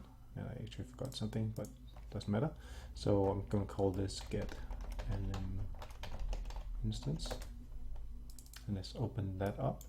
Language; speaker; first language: English; non-native, fluent; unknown